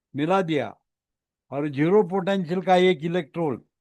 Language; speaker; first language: Hindi; non-native, local second language; Marathi